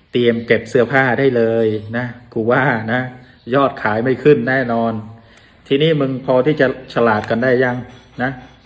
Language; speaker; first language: Thai; native; Thai